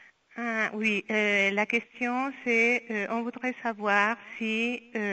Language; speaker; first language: French; non-native, fluent; Spanish